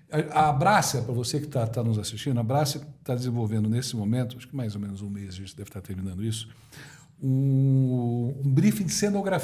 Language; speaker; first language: Portuguese; native; Portuguese